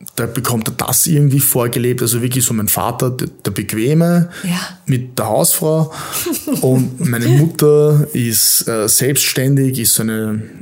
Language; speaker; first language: German; native; German